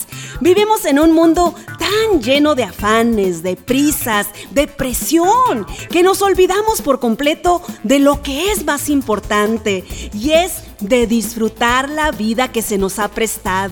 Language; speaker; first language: Spanish; native; Spanish